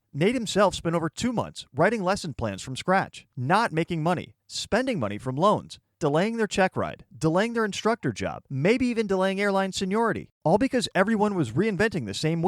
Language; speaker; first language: English; native; English